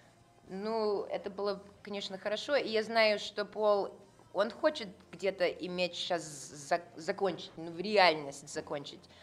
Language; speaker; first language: Russian; non-native, learner; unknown